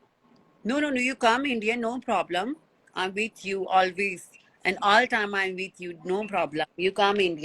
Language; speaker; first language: English; non-native, learner; Hindi